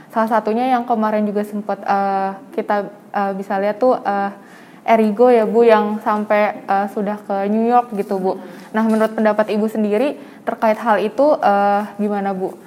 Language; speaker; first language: Indonesian; native; Indonesian